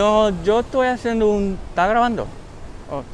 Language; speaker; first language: Spanish; early bilingual, heritage; English